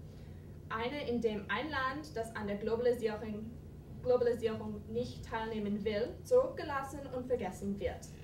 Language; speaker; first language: German; non-native, fluent; English